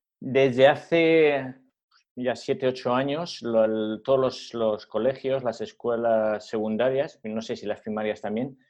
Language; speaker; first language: Spanish; early bilingual, heritage; Basque